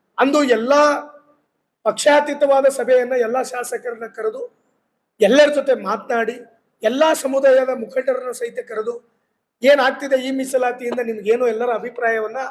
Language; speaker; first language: Kannada; non-native, local second language; Lambadi